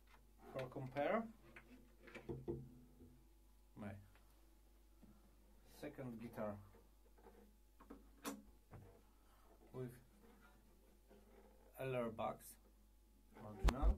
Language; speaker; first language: English; non-native, learner; Polish